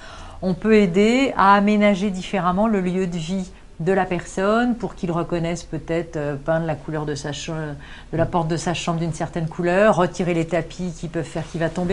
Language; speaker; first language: French; native; French